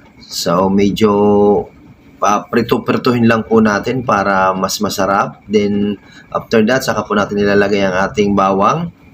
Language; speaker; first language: Filipino; native; Filipino